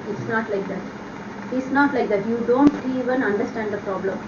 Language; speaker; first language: English; non-native, local second language; Tamil